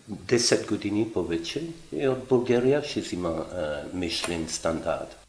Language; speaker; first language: Bulgarian; non-native, learner; French